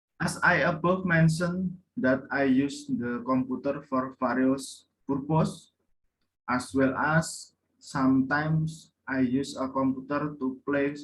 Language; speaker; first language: English; non-native, learner; Indonesian